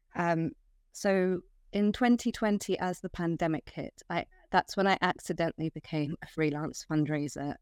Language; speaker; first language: English; non-native, fluent; Italian